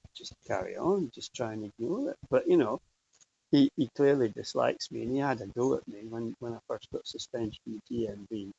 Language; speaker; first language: English; native; English